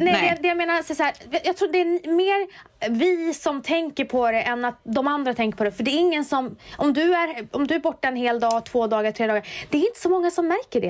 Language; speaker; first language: Swedish; native; Swedish